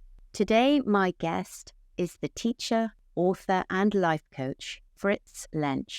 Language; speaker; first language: English; native; English